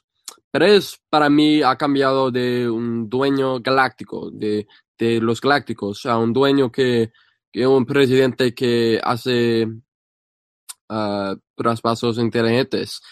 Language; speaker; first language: Spanish; non-native, fluent; English